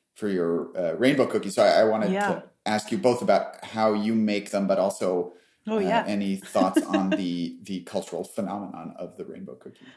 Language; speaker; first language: English; native; English